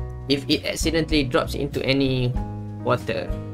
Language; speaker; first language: English; non-native, local second language; Malay